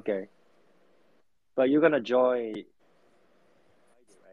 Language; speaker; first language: English; non-native, learner; Japanese